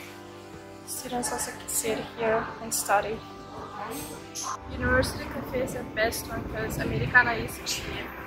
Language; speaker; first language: English; non-native, learner; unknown